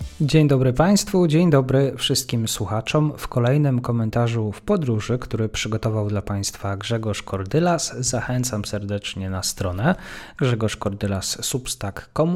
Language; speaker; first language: Polish; native; Polish